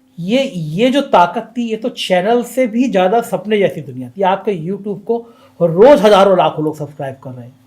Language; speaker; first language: Hindi; native; Hindi